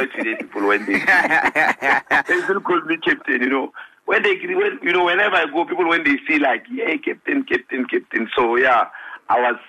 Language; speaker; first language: English; non-native, local second language; Northern Sotho